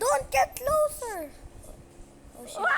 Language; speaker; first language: English; non-native, local second language; Filipino